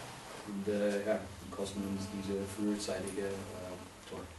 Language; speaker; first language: German; non-native, fluent; English